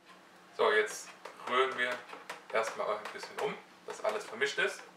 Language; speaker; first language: German; native; German